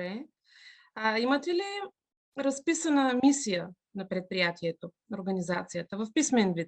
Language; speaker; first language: Bulgarian; native; Bulgarian